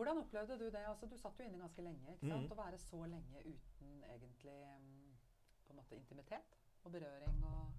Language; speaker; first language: Norwegian; native; Norwegian